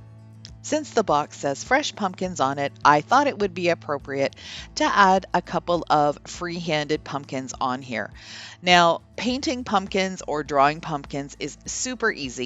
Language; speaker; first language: English; native; English